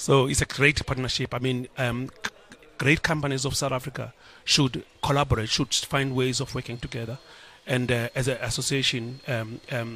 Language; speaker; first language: English; non-native, local second language; Xhosa